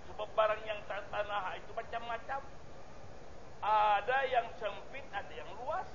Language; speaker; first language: Indonesian; non-native, local second language; Banjar